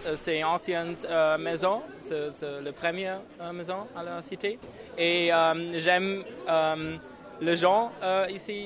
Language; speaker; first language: French; non-native, learner; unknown